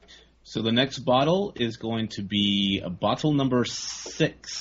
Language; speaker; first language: English; native; English